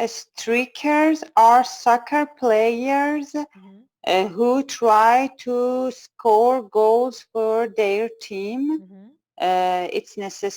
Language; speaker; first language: English; non-native, learner; Persian